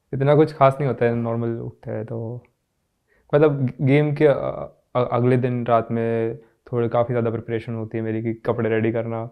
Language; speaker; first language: Hindi; non-native, local second language; Gujarati